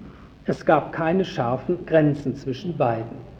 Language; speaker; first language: German; native; German